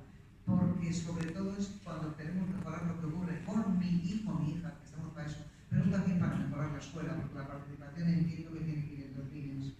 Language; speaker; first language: Spanish; native; Spanish